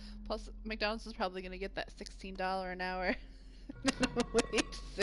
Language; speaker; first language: English; native; English